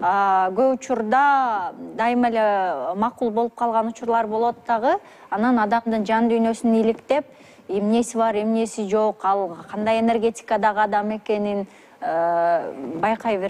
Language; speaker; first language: Kyrgyz; native; Kyrgyz